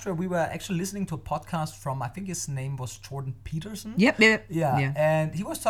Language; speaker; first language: English; non-native, fluent; German